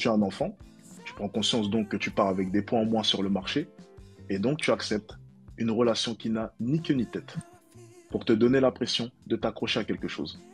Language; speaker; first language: French; native; French